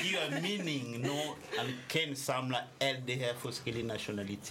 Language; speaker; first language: Danish; non-native, learner; French